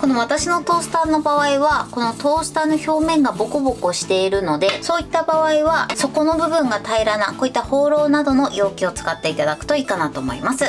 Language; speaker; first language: Japanese; native; Japanese